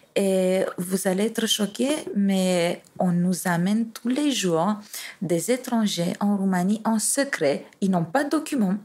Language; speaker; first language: French; non-native, fluent; Romanian